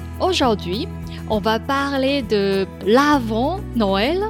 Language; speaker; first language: French; non-native, fluent; Chinese